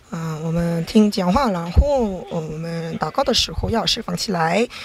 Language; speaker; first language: Chinese; non-native, learner; Korean